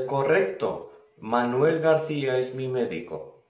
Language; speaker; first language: Spanish; non-native, fluent; Arabic